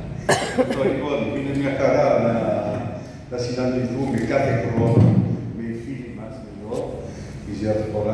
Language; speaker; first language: Greek; early bilingual, heritage; French